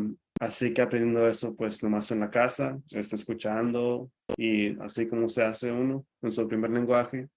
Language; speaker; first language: Spanish; early bilingual, other home language; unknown